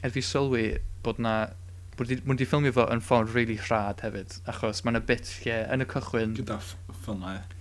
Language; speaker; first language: Welsh; native; Welsh